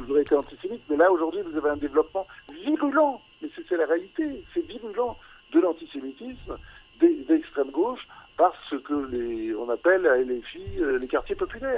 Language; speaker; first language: French; native; French